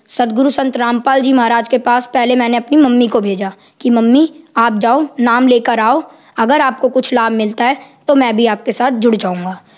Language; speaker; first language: Hindi; native; Hindi